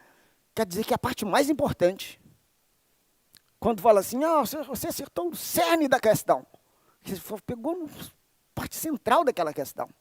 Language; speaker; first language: Portuguese; native; Portuguese